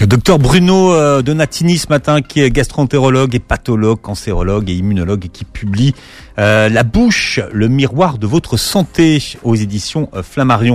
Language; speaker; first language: French; native; French